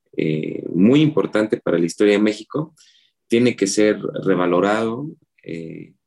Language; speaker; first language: Spanish; native; Spanish